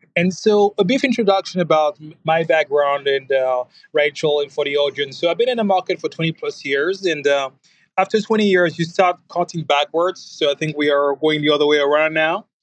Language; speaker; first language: English; non-native, fluent; French